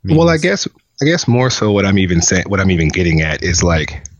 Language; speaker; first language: English; native; English